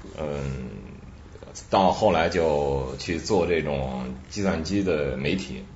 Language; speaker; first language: Chinese; native; Chinese